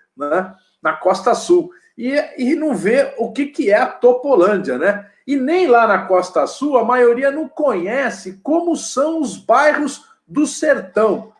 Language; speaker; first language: Portuguese; native; Portuguese